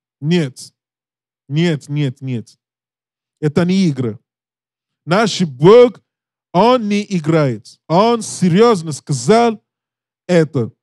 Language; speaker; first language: Russian; non-native, learner; English